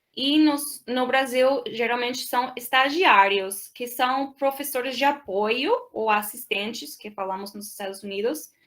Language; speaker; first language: Portuguese; non-native, fluent; English